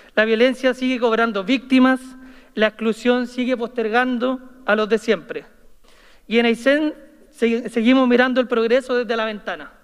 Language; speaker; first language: Spanish; native; Spanish